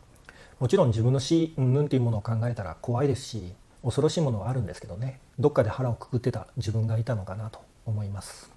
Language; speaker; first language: Japanese; native; Japanese